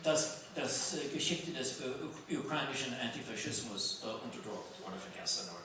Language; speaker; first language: German; non-native, fluent; English